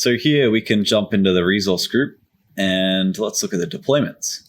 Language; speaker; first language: English; native; English